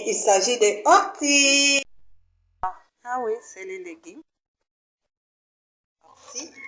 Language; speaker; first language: French; non-native, local second language; Lingala